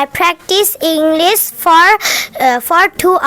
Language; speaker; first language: English; non-native, learner; Bangla